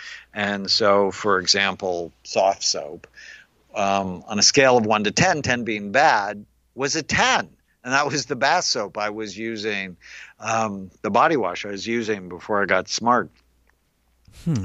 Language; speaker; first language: English; native; English